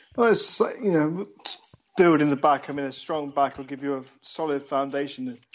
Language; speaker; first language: English; native; English